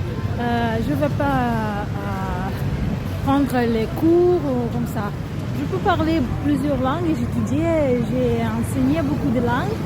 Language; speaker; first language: French; non-native, learner; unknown